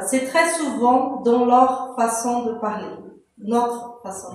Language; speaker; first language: French; non-native, fluent; Portuguese